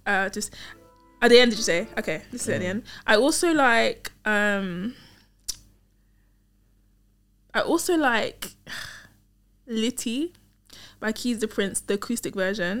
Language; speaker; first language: English; native; English